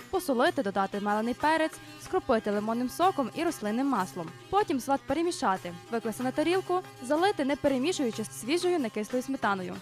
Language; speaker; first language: Ukrainian; native; Ukrainian